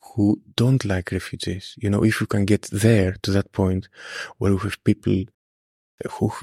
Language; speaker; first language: English; non-native, fluent; Greek